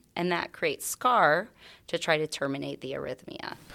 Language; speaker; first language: English; native; English